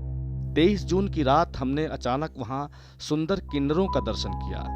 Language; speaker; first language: Hindi; native; Hindi